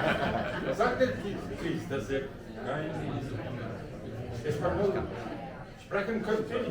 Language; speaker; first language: German; non-native, learner; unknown